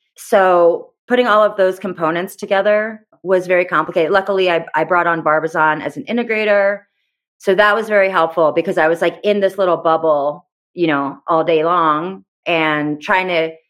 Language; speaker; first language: English; native; English